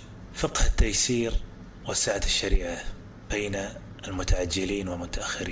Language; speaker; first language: Arabic; native; Arabic